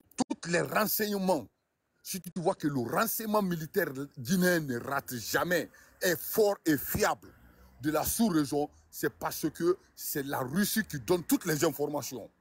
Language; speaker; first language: French; non-native, local second language; Mandingo